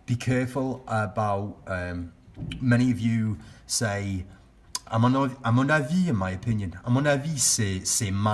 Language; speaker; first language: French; non-native, fluent; English